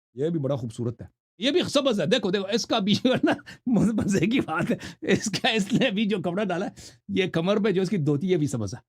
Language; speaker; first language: Urdu; non-native, fluent; Persian